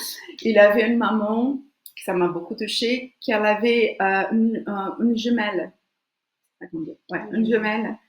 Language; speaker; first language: French; non-native, fluent; Portuguese